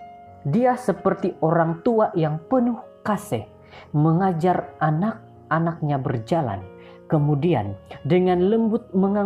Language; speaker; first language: Indonesian; native; Indonesian